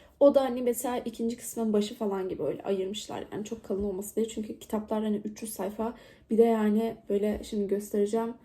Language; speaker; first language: Turkish; native; Turkish